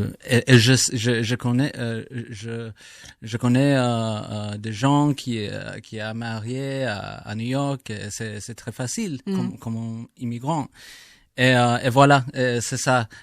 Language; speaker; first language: French; non-native, learner; English